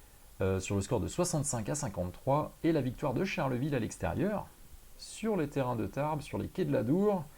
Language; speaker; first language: French; native; French